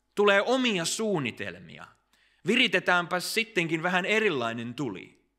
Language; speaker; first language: Finnish; early bilingual, heritage; Finnish